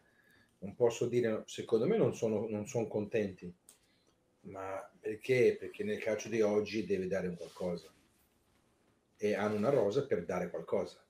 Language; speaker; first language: Italian; early bilingual, heritage; Italian